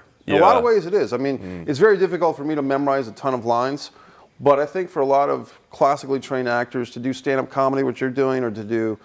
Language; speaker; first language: English; native; English